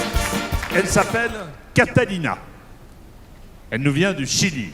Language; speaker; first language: French; native; French